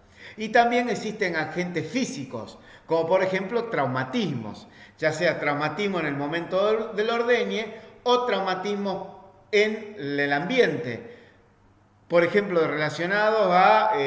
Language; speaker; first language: Spanish; native; Spanish